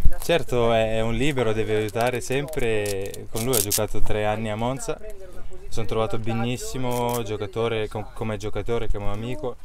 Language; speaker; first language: Italian; non-native, fluent; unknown